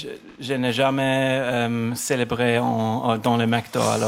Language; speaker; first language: French; non-native, local second language; German